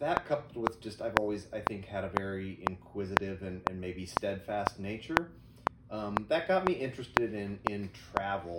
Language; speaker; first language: English; native; English